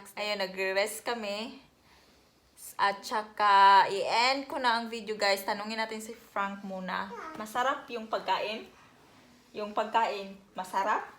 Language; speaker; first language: Filipino; non-native, local second language; Cebuano